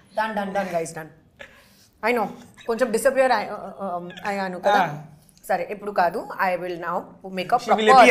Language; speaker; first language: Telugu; non-native, learner; Hindi